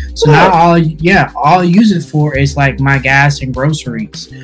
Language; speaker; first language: English; native; English